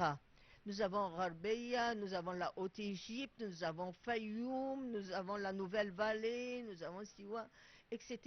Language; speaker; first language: French; non-native, fluent; Arabic